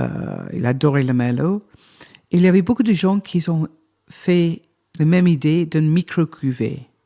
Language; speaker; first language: French; non-native, fluent; English